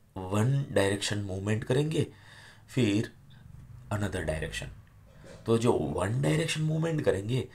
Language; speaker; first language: Hindi; non-native, local second language; Gujarati